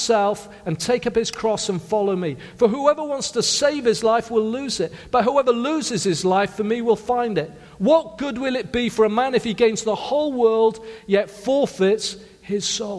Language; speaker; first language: English; native; English